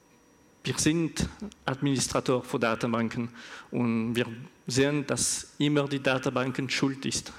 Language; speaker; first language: German; non-native, learner; French